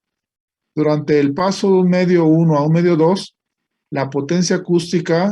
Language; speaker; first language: Spanish; native; Spanish